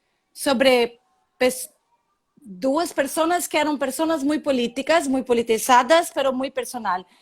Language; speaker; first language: Spanish; non-native, learner; Portuguese